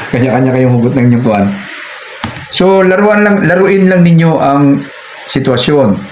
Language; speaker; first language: Filipino; native; Filipino